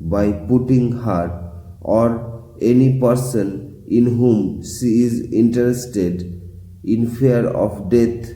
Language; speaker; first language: English; non-native, local second language; Bangla